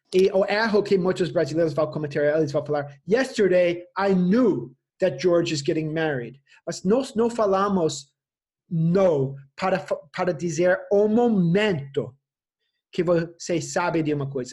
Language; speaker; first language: Portuguese; non-native, fluent; English